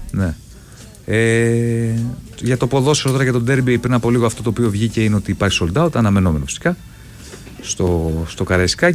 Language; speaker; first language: Greek; native; Greek